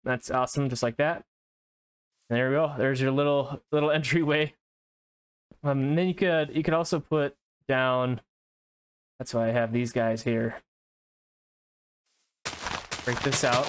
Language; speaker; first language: English; native; English